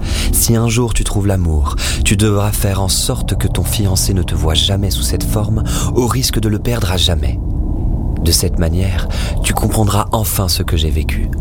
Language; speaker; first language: French; native; French